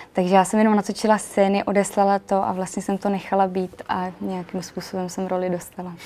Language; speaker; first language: Czech; early bilingual, other home language; Macedonian